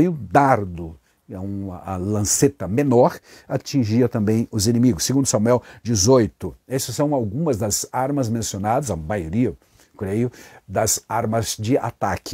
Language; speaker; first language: Portuguese; native; Portuguese